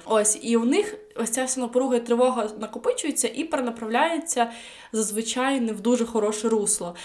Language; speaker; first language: Ukrainian; non-native, local second language; Russian